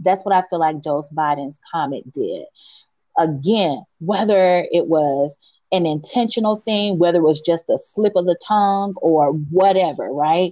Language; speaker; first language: English; native; English